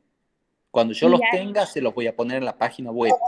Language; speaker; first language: Spanish; native; Spanish